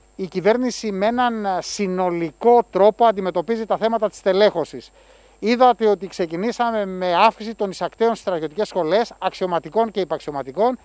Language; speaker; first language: Greek; native; Greek